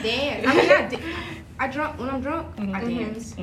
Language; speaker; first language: English; native; English